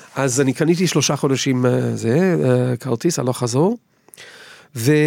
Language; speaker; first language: Hebrew; non-native, fluent; English